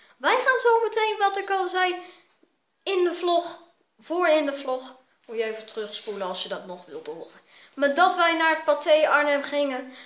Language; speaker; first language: Dutch; native; Dutch